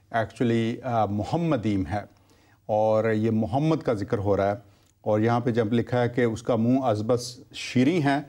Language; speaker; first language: Urdu; non-native, local second language; Punjabi